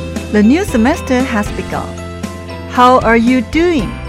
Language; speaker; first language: English; non-native, fluent; Chinese